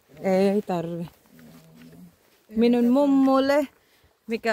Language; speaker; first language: Finnish; non-native, learner; Filipino